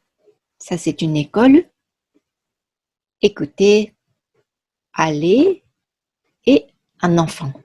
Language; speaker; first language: French; non-native, fluent; Japanese